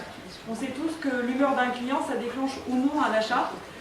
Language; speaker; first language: French; native; French